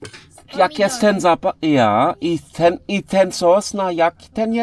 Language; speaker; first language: Polish; non-native, learner; German